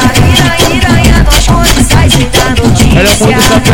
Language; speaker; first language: Portuguese; native; Portuguese